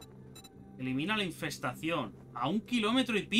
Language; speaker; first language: Spanish; native; Spanish